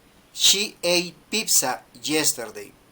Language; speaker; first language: English; non-native, learner; Spanish